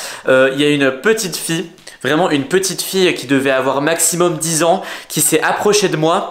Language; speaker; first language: French; native; French